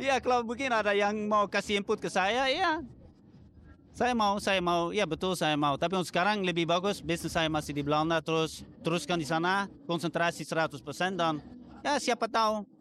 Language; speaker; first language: Indonesian; non-native, fluent; Dutch